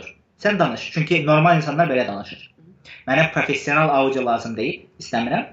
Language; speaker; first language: Azerbaijani; non-native, fluent; Turkish